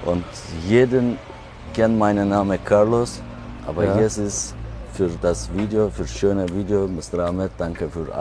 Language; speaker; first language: German; non-native, learner; Turkish